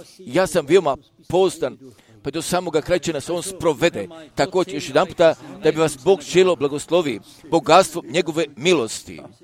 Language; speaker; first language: Croatian; early bilingual, heritage; Serbian